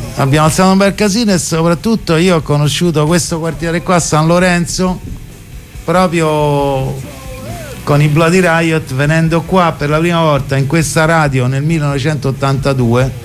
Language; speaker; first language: Italian; native; Italian